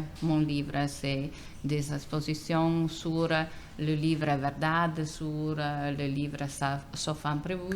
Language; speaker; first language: French; non-native, fluent; Italian